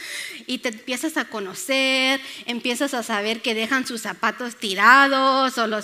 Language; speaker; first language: Spanish; early bilingual, other home language; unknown